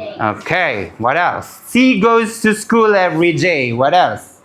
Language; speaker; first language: English; non-native, learner; Indonesian